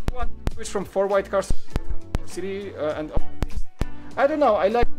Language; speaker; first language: English; non-native, fluent; Polish